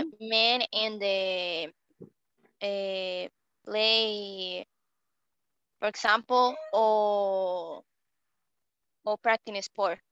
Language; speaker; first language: English; non-native, learner; Spanish